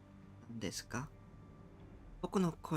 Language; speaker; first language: Japanese; non-native, learner; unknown